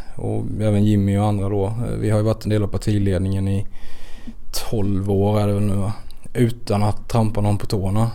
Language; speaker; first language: Swedish; native; Swedish